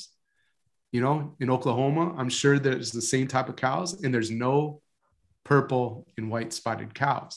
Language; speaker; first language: English; native; English